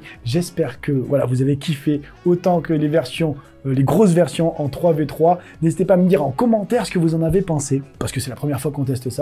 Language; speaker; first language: French; native; French